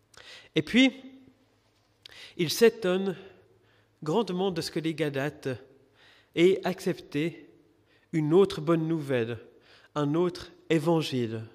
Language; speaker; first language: French; native; French